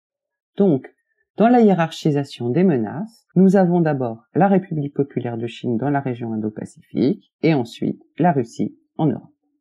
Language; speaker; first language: French; native; French